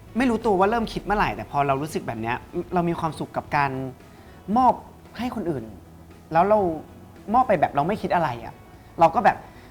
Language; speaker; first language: Thai; native; Thai